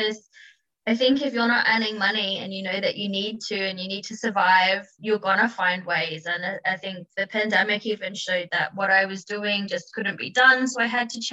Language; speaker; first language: English; native; English